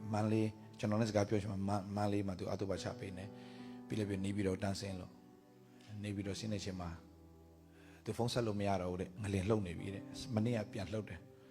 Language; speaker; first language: Burmese; non-native, local second language; Tedim Chin